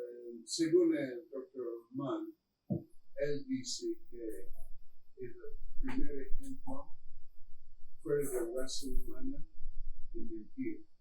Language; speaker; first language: Spanish; non-native, learner; English